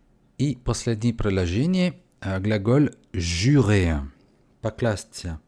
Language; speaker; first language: Russian; non-native, learner; French